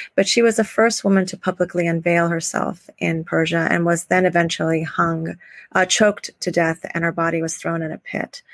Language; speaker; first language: English; native; English